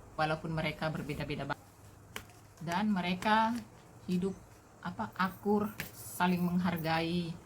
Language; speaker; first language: Indonesian; native; Indonesian